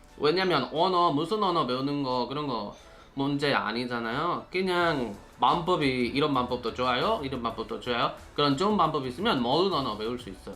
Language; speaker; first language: Korean; non-native, learner; Spanish